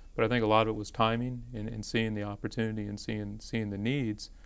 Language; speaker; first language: English; native; English